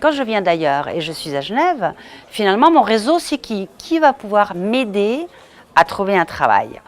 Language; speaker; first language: French; native; French